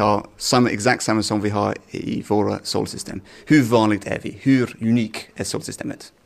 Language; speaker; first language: Swedish; non-native, fluent; English